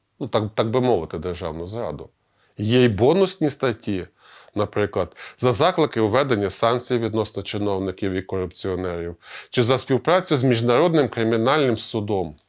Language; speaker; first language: Ukrainian; native; Ukrainian